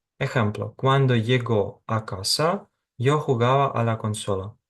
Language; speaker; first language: Spanish; non-native, fluent; Ukrainian